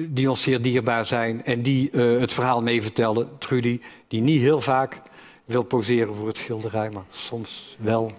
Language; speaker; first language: Dutch; native; Dutch